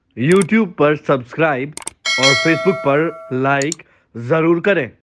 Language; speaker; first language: Hindi; native; Hindi